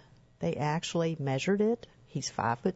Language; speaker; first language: English; native; English